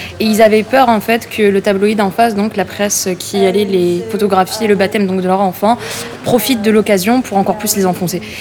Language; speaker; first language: French; native; French